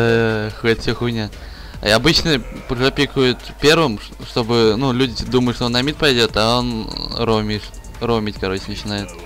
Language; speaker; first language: Russian; native; Russian